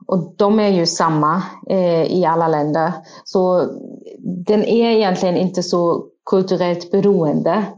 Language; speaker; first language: Swedish; non-native, fluent; German